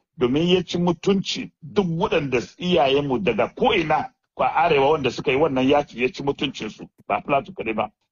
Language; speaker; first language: Hausa; non-native, local second language; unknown